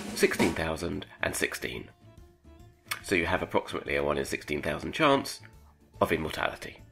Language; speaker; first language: English; native; English